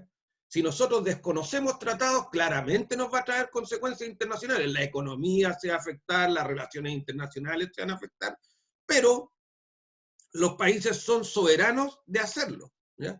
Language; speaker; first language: Spanish; native; Spanish